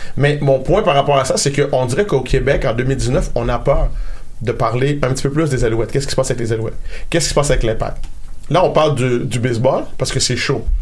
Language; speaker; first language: French; native; French